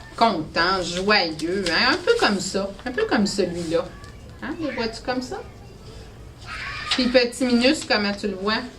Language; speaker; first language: French; native; French